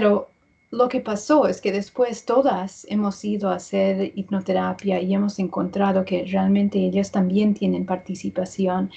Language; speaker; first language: Spanish; early bilingual, heritage; English